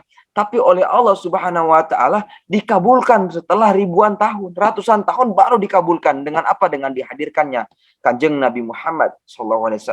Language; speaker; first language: Indonesian; native; Indonesian